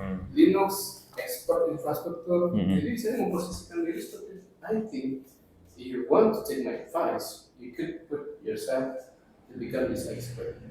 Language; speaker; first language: English; non-native, fluent; Indonesian